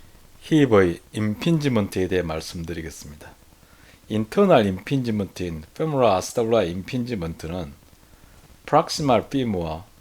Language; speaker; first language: Korean; native; Korean